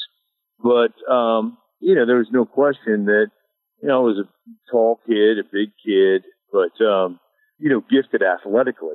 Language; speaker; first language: English; native; English